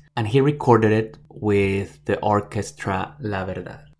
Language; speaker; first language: English; non-native, fluent; Spanish